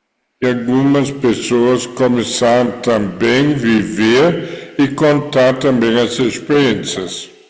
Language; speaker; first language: Portuguese; non-native, fluent; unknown